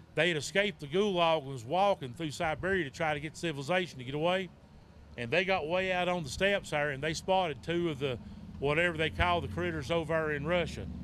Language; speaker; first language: English; native; English